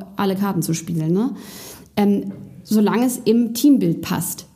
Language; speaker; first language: German; native; German